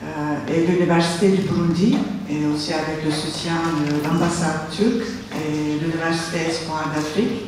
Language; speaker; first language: French; non-native, fluent; Turkish